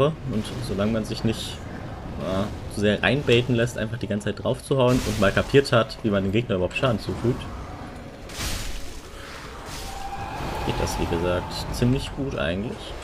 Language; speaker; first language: German; native; German